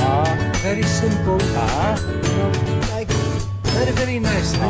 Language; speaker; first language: English; non-native, learner; Arabic